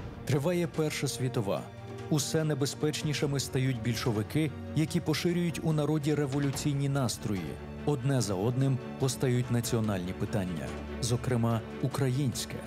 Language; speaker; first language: Ukrainian; native; Ukrainian